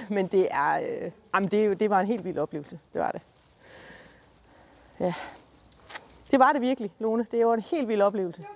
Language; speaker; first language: Danish; native; Danish